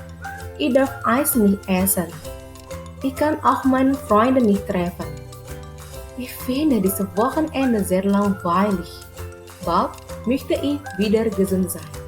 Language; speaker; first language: German; non-native, fluent; Indonesian